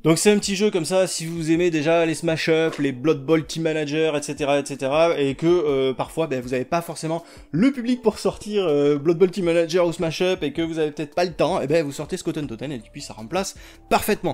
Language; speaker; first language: French; native; French